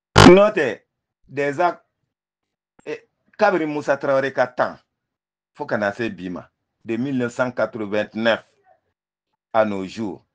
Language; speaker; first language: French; non-native, local second language; Bambara